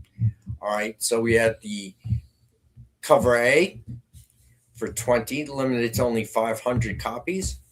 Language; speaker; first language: English; native; English